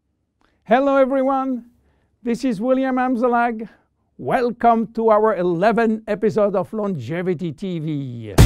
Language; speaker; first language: English; non-native, fluent; French